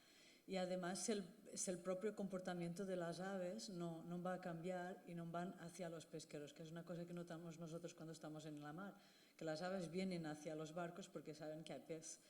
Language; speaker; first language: Spanish; non-native, fluent; Portuguese